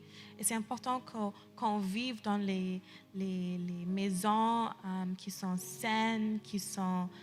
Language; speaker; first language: French; early bilingual, heritage; English